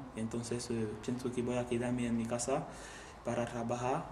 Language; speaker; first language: Spanish; non-native, learner; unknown